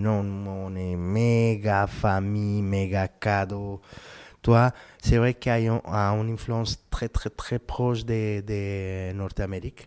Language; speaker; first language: French; non-native, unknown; Spanish